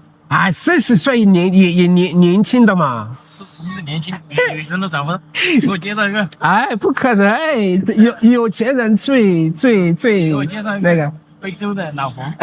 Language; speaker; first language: Chinese; non-native, fluent; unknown